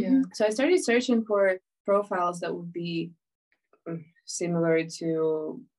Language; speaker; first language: English; non-native, fluent; Ukrainian